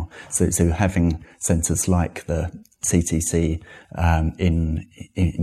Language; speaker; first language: English; native; English